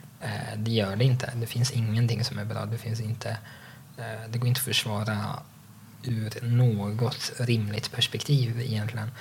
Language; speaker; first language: Swedish; native; Swedish